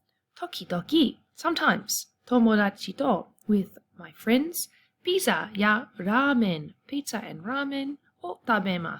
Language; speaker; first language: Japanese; non-native, fluent; English